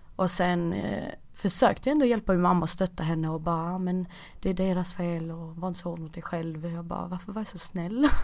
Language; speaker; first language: Swedish; early bilingual, other home language; Portuguese